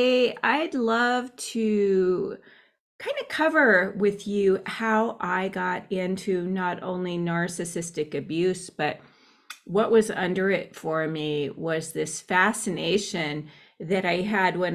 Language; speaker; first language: English; native; English